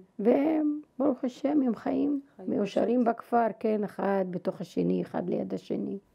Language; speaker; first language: Hebrew; non-native, fluent; Arabic